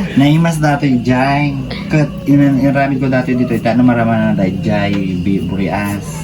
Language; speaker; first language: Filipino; non-native, local second language; Bikol